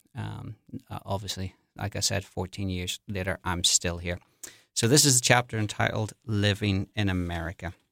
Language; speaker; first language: English; native; English